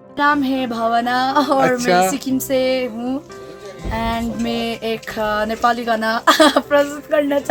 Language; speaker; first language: Hindi; non-native, local second language; Nepali